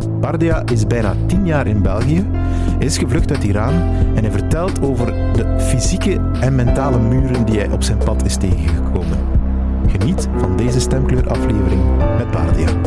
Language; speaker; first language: Dutch; native; Dutch